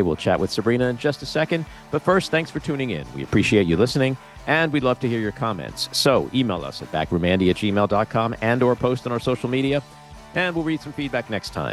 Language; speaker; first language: English; native; English